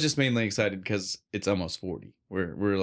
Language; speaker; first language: English; native; English